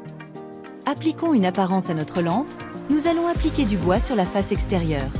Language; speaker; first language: French; native; French